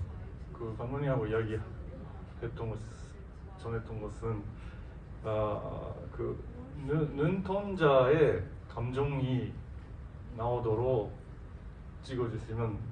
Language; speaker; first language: Korean; non-native, fluent; Japanese